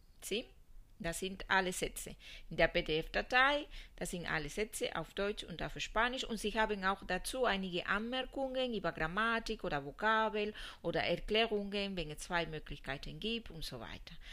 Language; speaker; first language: German; non-native, fluent; Spanish